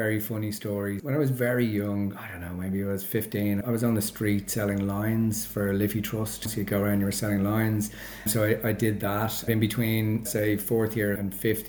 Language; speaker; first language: English; native; English